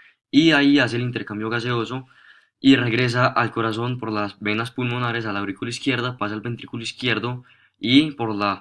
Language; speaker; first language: Spanish; native; Spanish